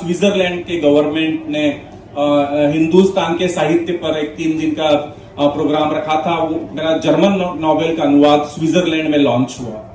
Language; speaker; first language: Hindi; non-native, local second language; Konkani